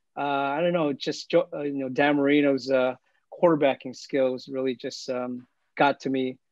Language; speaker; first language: English; early bilingual, other home language; Filipino